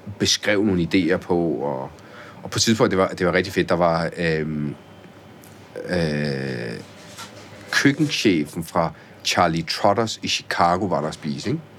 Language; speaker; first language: Danish; early bilingual, other home language; Italian